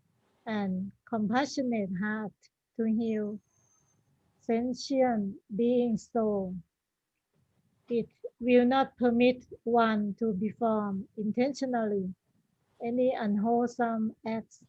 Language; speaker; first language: English; non-native, learner; Thai